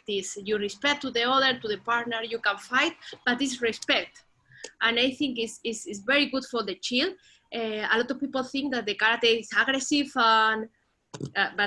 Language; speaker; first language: English; non-native, learner; Spanish